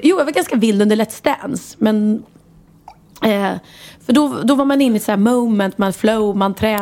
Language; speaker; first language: Swedish; native; Swedish